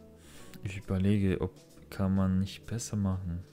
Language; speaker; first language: German; non-native, learner; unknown